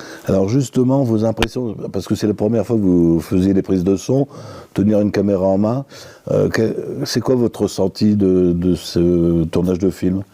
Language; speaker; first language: French; native; French